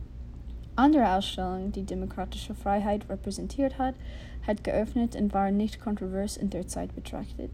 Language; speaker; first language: German; non-native, learner; English